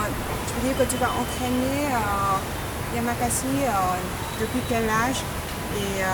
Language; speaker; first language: French; non-native, learner; Vietnamese